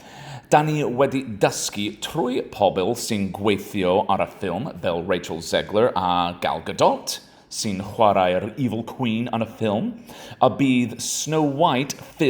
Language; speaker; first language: Welsh; non-native, learner; English